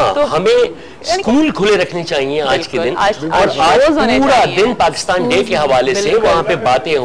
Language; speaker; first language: Urdu; native; Urdu